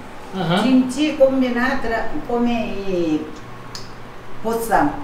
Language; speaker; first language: Portuguese; non-native, local second language; Korean